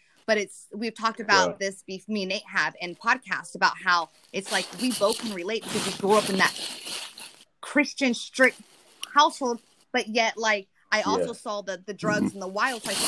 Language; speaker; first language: English; native; English